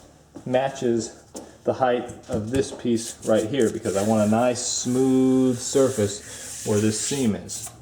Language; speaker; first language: English; native; English